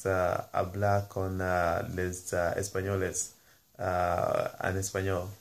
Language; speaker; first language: Spanish; non-native, learner; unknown